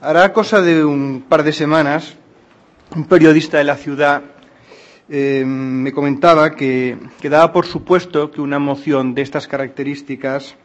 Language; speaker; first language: Spanish; non-native, local second language; Catalan